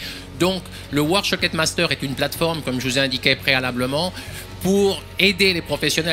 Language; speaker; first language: French; native; French